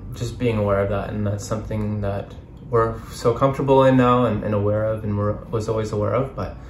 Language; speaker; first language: English; native; English